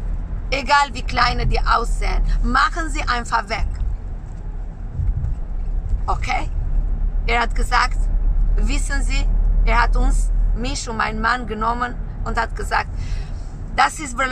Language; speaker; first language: German; non-native, learner; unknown